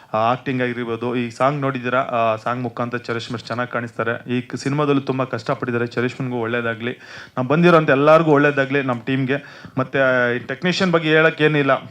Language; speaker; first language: Kannada; native; Kannada